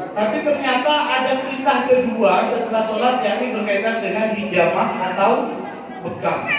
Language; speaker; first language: Indonesian; non-native, local second language; Madurese